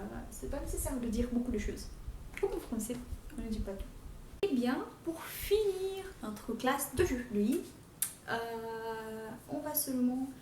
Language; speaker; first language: French; non-native, fluent; Portuguese